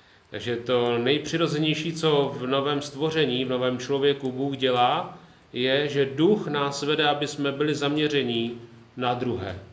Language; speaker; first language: Czech; native; Czech